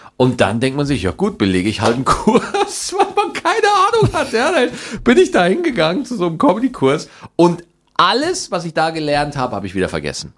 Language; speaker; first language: German; native; German